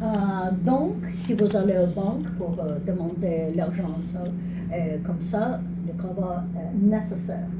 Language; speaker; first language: French; non-native, learner; English